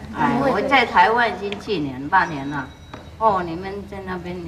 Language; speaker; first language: Chinese; non-native, fluent; Vietnamese